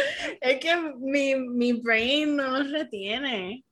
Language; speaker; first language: Spanish; early bilingual, heritage; Spanish